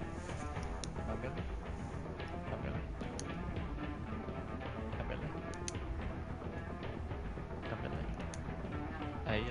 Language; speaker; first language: Spanish; early bilingual, other home language; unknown